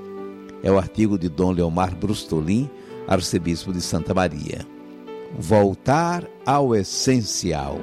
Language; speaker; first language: Portuguese; native; Portuguese